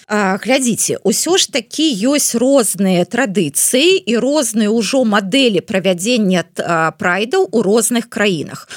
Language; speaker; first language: Belarusian; non-native, local second language; Russian